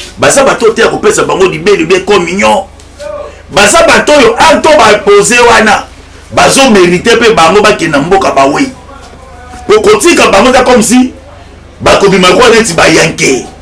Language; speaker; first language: Lingala; non-native, local second language; Luba-Lulua